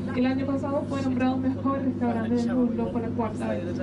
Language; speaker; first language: Spanish; non-native, fluent; Danish